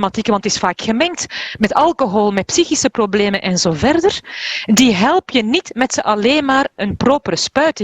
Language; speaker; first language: Dutch; native; Dutch